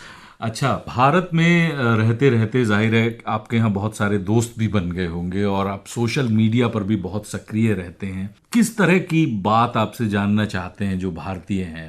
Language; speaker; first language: Hindi; native; Hindi